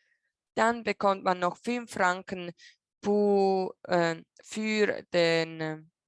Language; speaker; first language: German; non-native, local second language; Italian